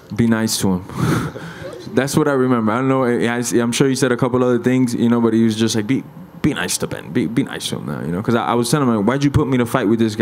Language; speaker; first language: English; early bilingual, other home language; Spanish